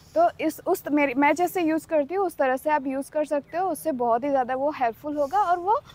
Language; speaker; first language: Hindi; non-native, local second language; Odia